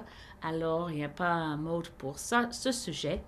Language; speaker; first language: French; non-native, learner; English